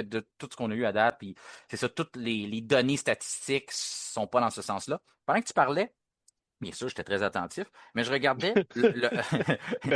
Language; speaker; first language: French; native; French